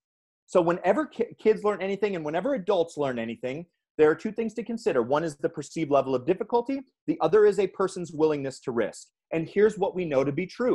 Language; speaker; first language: English; native; English